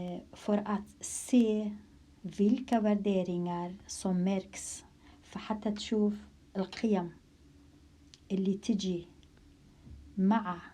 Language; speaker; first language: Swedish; non-native, fluent; Arabic